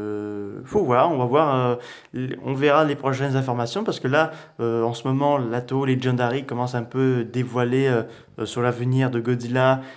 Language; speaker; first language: French; native; French